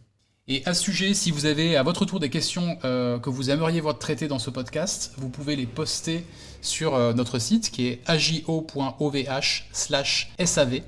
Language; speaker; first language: French; native; French